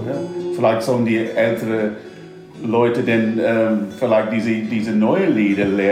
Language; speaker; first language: German; non-native, fluent; English